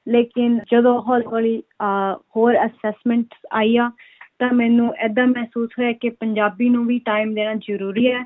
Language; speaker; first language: Punjabi; early bilingual, heritage; Punjabi